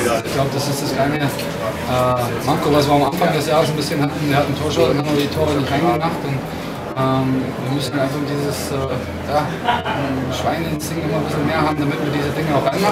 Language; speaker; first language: German; native; German